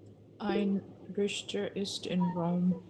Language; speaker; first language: German; non-native, learner; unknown